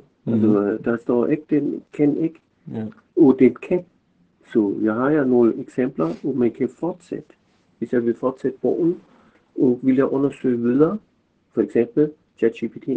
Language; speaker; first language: Danish; non-native, fluent; German